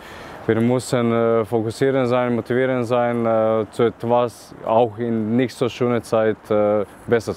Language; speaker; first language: German; non-native, fluent; Croatian